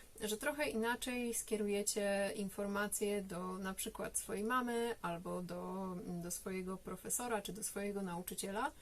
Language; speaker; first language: Polish; native; Polish